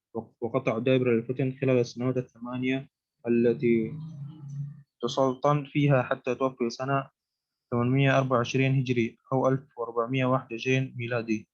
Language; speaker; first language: Arabic; non-native, learner; Indonesian